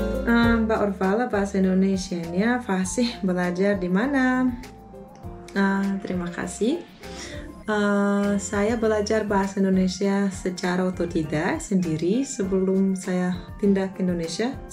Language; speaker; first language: Indonesian; non-native, fluent; Russian